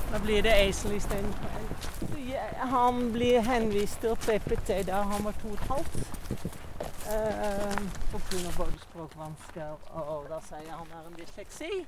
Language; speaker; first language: Norwegian; non-native, fluent; Dutch